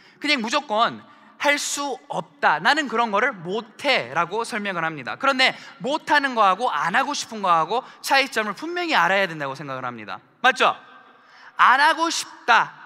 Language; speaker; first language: Korean; early bilingual, heritage; Korean